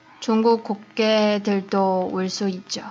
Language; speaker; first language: Korean; non-native, fluent; Chinese